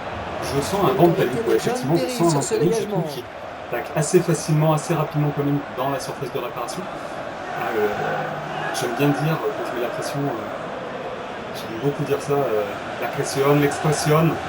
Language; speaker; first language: French; native; French